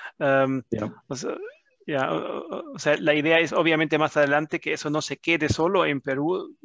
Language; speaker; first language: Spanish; non-native, fluent; German